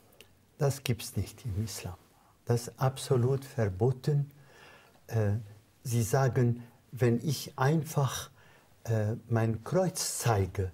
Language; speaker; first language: German; non-native, fluent; Arabic